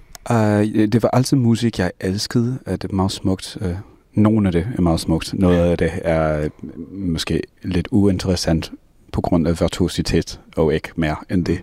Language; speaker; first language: Danish; non-native, fluent; English